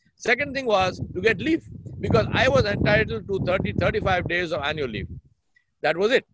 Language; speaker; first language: English; non-native, local second language; Urdu